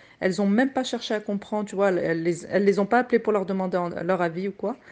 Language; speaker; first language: French; native; French